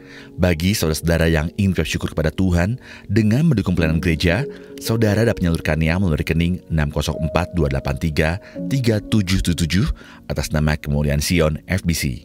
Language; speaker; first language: Indonesian; native; Indonesian